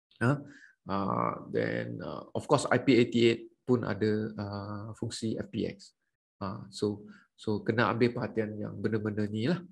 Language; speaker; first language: Malay; native; Malay